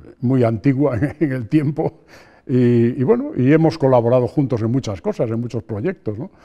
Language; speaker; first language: Spanish; native; Spanish